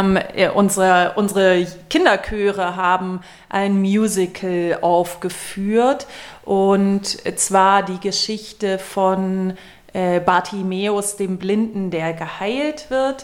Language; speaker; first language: German; native; German